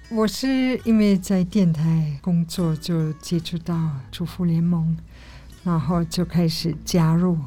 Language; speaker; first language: Chinese; non-native, fluent; German